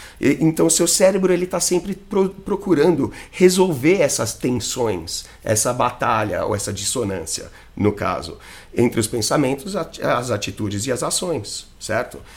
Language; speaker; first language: Portuguese; non-native, fluent; English